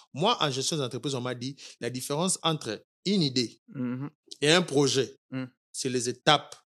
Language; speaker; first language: French; non-native, local second language; Lingala